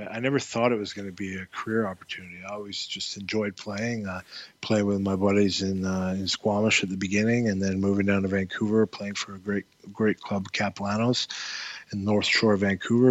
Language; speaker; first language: English; native; English